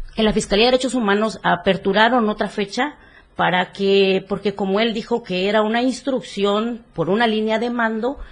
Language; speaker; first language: Spanish; native; Spanish